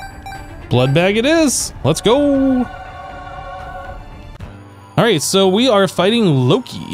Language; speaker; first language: English; native; English